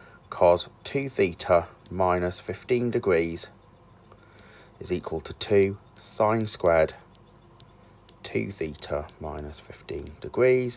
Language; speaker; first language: English; native; English